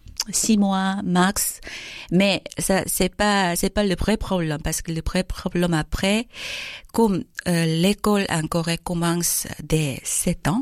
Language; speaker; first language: French; non-native, learner; Korean